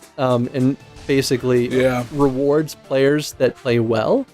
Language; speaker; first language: English; native; English